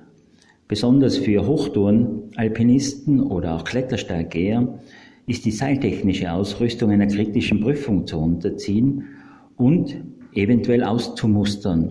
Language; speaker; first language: German; native; German